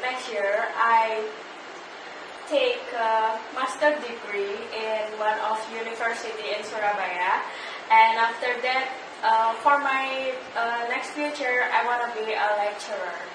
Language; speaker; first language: English; non-native, learner; Indonesian